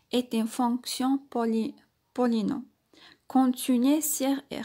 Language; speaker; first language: French; non-native, local second language; Arabic